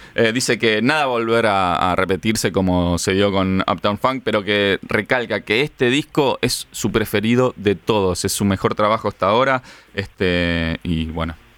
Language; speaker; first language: Spanish; native; Spanish